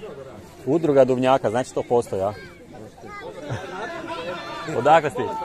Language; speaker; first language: Serbian; native; Serbian